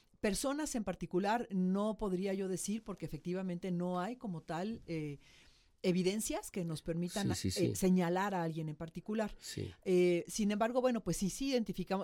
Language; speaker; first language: Spanish; native; Spanish